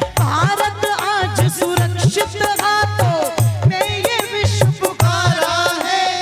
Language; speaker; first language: Hindi; native; Hindi